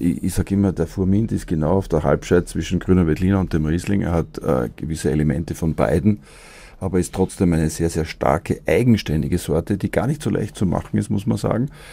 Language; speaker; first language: German; native; German